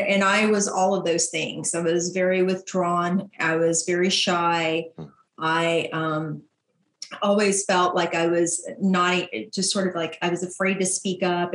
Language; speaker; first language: English; native; English